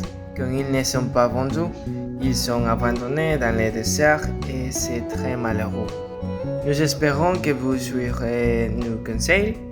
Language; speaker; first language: French; non-native, learner; Spanish